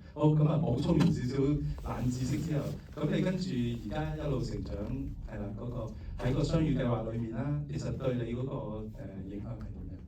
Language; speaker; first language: Cantonese; native; Cantonese